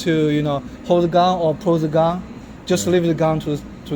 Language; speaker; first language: English; non-native, learner; Chinese